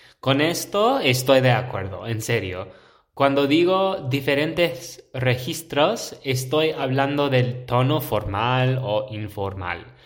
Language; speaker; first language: Spanish; non-native, fluent; English